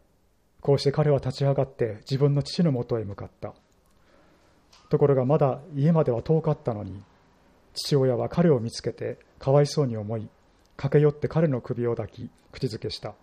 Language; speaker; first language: Japanese; native; Japanese